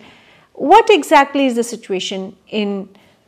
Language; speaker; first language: English; non-native, local second language; Kashmiri